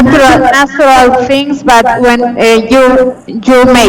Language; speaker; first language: English; non-native, fluent; Spanish